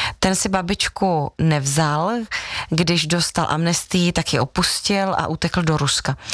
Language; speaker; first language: Czech; native; Czech